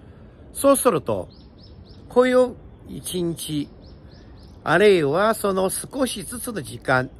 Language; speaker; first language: Japanese; non-native, learner; Chinese